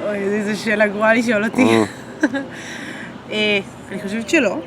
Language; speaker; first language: Hebrew; native; Hebrew